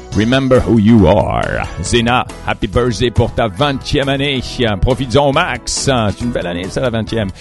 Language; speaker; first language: French; native; French